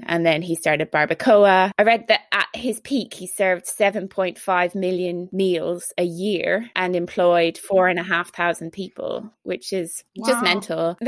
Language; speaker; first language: English; native; English